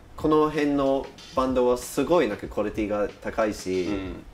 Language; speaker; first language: Japanese; non-native, fluent; English